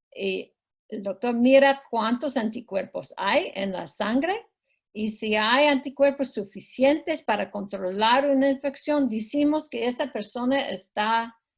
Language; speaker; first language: Spanish; non-native, fluent; English